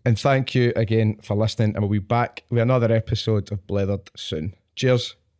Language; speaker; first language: English; native; English